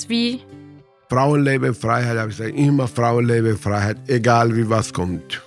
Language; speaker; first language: German; non-native, fluent; Persian